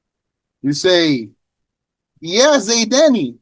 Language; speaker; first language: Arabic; non-native, fluent; English